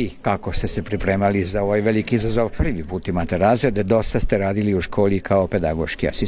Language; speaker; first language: Serbian; native; Serbian